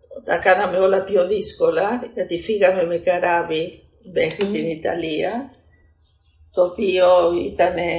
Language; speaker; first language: Greek; early bilingual, heritage; Greek